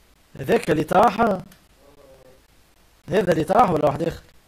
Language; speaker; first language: Arabic; native; Arabic